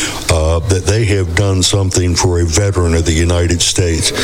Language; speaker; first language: English; native; English